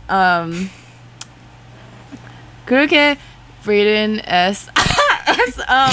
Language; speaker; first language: Spanish; non-native, learner; English